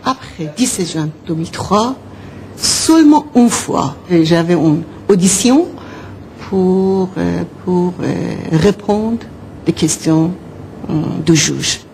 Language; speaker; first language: French; non-native, fluent; Persian